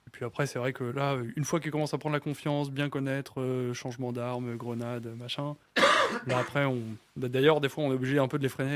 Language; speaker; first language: French; native; French